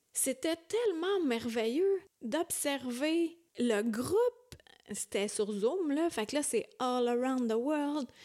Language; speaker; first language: French; native; French